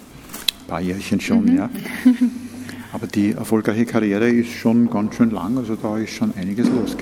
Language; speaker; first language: German; native; German